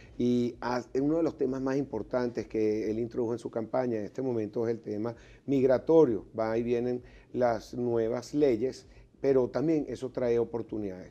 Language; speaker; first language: Spanish; native; Spanish